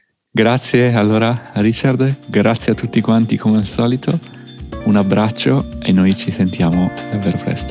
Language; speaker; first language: Italian; native; Italian